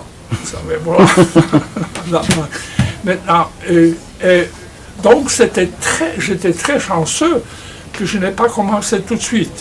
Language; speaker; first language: French; non-native, fluent; Polish